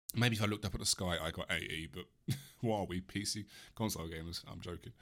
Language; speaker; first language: English; native; English